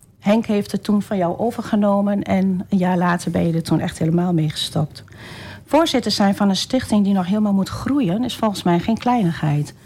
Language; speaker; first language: Dutch; native; Dutch